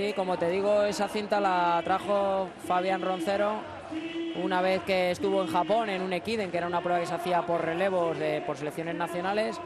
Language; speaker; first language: Spanish; native; Spanish